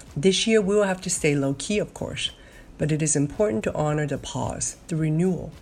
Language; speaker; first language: English; non-native, local second language; Cantonese